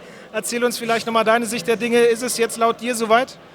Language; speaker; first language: German; native; German